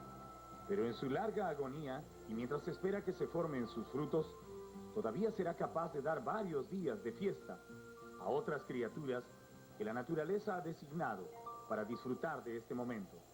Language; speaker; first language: Spanish; native; Spanish